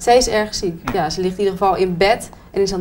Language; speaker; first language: Dutch; native; Dutch